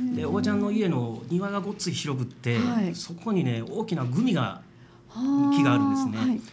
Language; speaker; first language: Japanese; native; Japanese